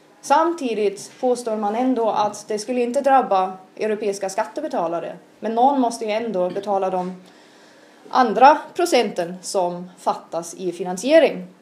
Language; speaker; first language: Swedish; non-native, fluent; German